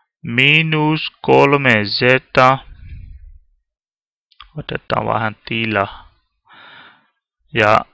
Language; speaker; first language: Finnish; non-native, learner; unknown